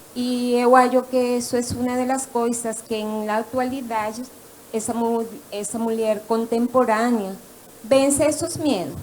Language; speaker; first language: Portuguese; non-native, learner; Spanish